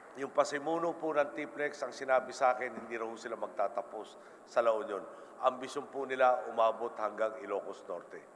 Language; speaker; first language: Filipino; native; Filipino